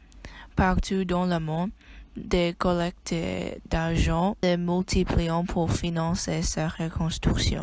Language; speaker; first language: French; non-native, learner; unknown